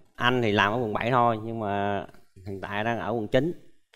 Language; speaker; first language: Vietnamese; native; Vietnamese